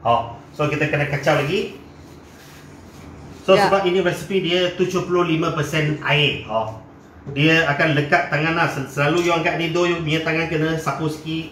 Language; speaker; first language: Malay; non-native, local second language; Chinese